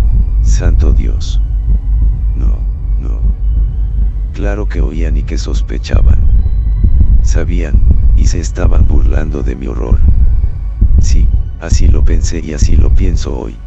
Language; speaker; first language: Spanish; native; Spanish